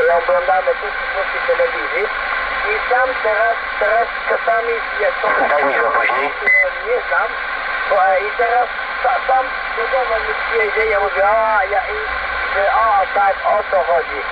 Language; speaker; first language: Polish; non-native, learner; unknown